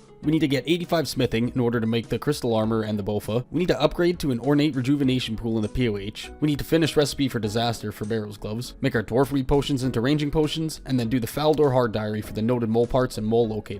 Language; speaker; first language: English; native; English